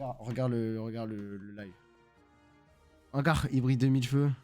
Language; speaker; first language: French; native; French